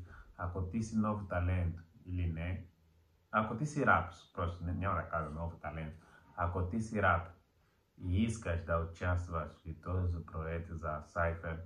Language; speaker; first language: Bulgarian; non-native, learner; Portuguese